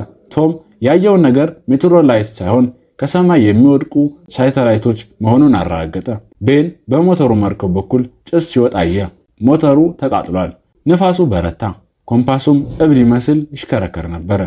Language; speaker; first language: Amharic; native; Amharic